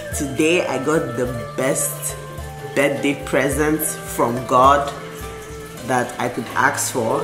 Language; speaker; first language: English; non-native, local second language; Igbo